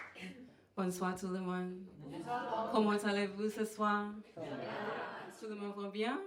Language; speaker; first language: French; non-native, fluent; English